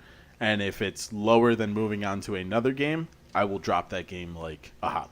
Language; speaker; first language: English; native; English